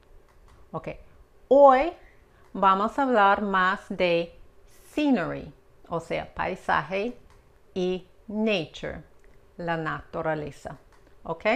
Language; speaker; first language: Spanish; non-native, fluent; English